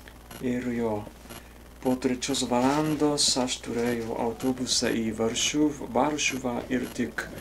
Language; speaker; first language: Lithuanian; non-native, fluent; Japanese